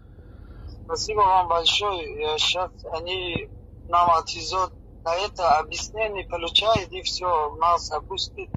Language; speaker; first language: Russian; non-native, learner; Tajik